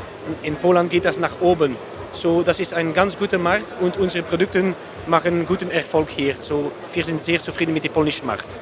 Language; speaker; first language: German; non-native, learner; Dutch